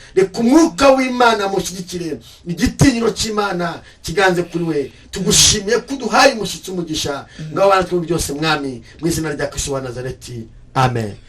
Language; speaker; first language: Kinyarwanda; native; Kinyarwanda